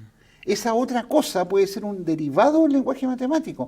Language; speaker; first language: Spanish; native; Spanish